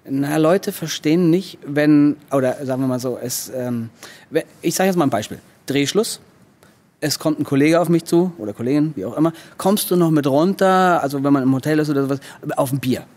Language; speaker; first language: German; native; German